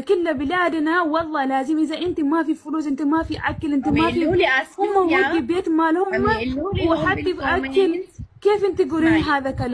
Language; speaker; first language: Arabic; non-native, learner; Oromo